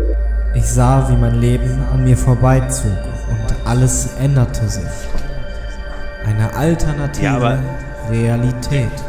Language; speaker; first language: German; native; German